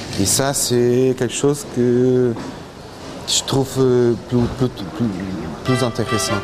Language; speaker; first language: French; non-native, fluent; Portuguese